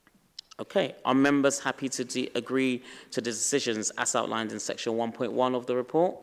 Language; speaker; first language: English; native; English